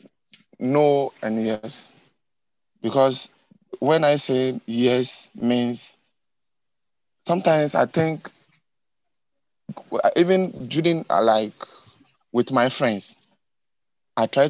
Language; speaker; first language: English; non-native, local second language; Ewe